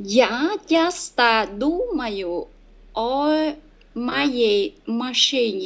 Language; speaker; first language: Russian; non-native, learner; Vietnamese